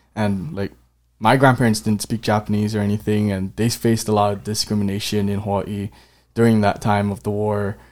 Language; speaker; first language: English; native; English